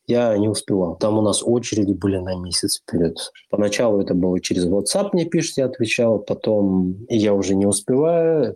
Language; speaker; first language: Russian; native; Russian